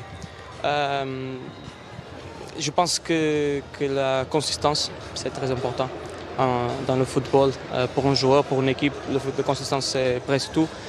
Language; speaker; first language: French; non-native, learner; Portuguese